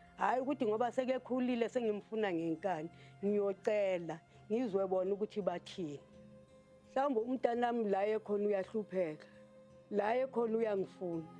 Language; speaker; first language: Zulu; native; Zulu